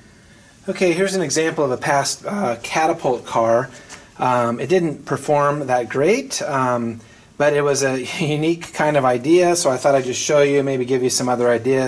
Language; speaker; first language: English; native; English